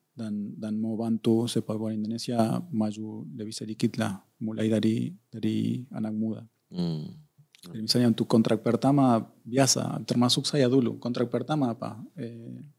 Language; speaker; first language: Indonesian; non-native, fluent; Spanish